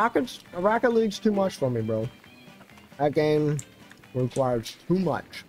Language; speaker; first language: English; native; English